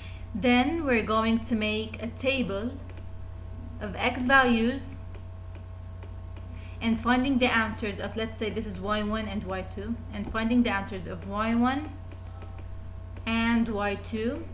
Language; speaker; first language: English; non-native, fluent; Arabic